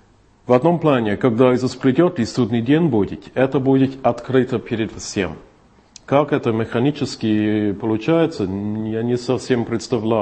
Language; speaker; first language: Russian; non-native, fluent; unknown